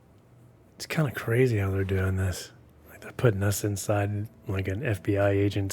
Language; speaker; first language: English; native; English